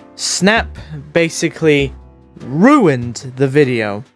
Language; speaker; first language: English; native; English